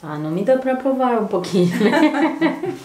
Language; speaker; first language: Portuguese; non-native, learner; Bosnian